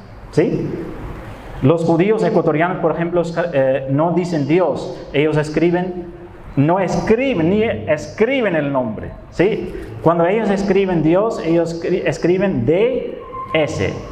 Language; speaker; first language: Spanish; non-native, fluent; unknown